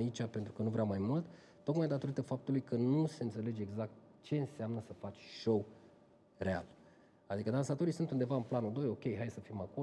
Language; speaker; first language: Romanian; native; Romanian